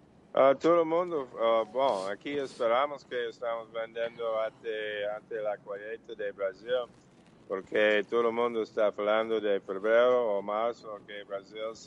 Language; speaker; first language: Portuguese; non-native, learner; English